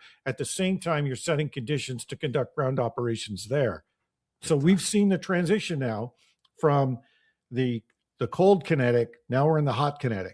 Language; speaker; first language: English; native; English